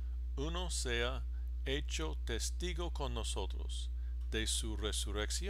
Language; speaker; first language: Spanish; non-native, fluent; English